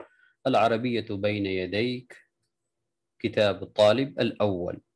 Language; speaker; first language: Arabic; non-native, fluent; Urdu